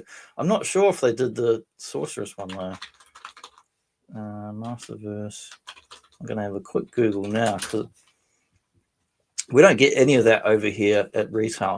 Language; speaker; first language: English; native; English